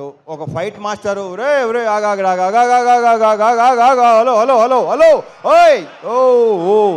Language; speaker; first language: Telugu; native; Telugu